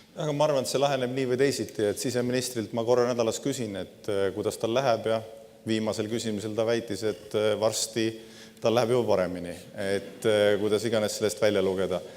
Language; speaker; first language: Estonian; native; Estonian